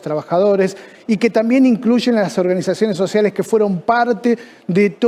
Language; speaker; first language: Spanish; native; Spanish